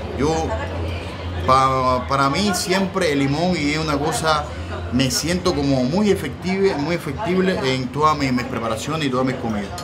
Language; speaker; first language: Spanish; native; Spanish